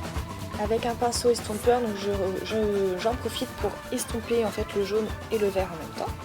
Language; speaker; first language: French; native; French